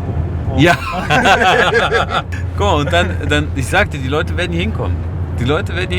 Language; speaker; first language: German; native; German